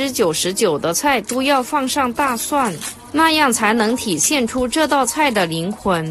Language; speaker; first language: Chinese; native; Chinese